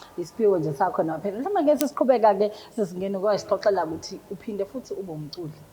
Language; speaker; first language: Zulu; native; Zulu